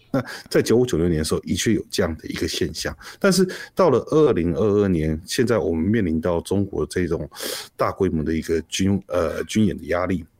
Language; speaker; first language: Chinese; native; Chinese